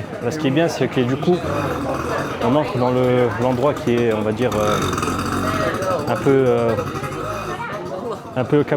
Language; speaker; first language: French; native; French